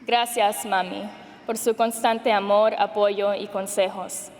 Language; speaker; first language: Spanish; early bilingual, heritage; Spanish